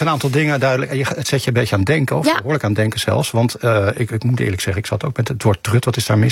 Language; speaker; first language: Dutch; native; Dutch